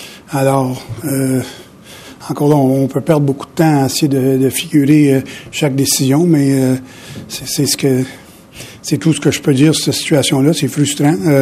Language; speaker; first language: French; native; French